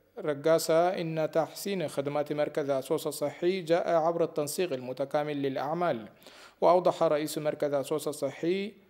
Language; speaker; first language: Arabic; non-native, fluent; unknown